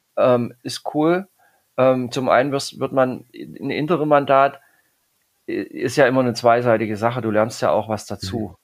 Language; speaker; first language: German; native; German